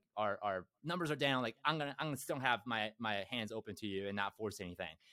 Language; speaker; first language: English; early bilingual, other home language; Korean